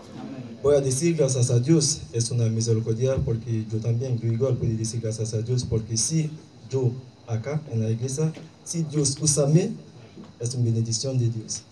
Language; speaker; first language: Spanish; non-native, learner; Haitian Creole